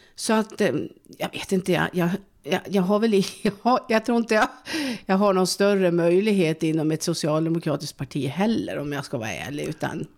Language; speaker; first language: Swedish; native; Swedish